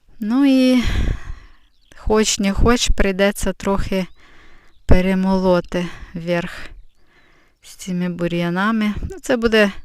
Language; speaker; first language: Ukrainian; native; Ukrainian